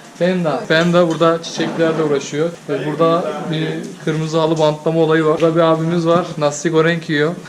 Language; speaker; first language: Turkish; native; Turkish